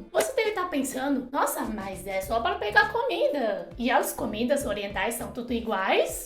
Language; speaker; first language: Portuguese; non-native, fluent; Chinese